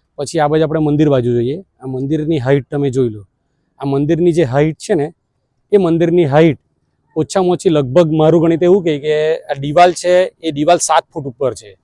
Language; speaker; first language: Gujarati; native; Gujarati